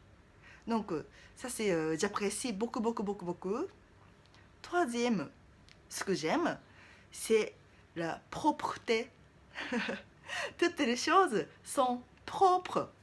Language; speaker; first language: French; non-native, learner; Japanese